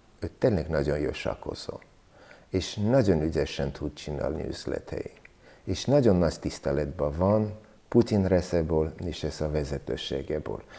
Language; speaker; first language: Hungarian; non-native, learner; Armenian